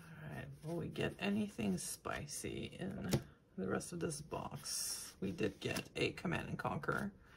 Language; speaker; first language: English; non-native, local second language; French